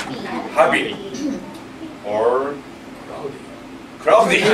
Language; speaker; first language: English; non-native, learner; Japanese